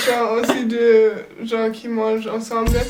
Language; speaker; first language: French; non-native, learner; German